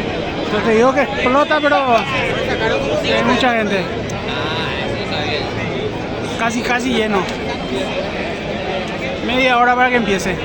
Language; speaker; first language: Spanish; native; Spanish